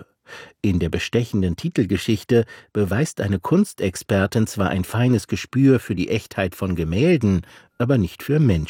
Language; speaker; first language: German; native; German